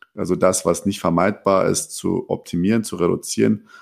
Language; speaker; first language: German; early bilingual, other home language; Persian